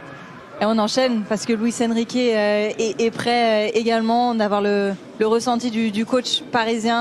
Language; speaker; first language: French; native; French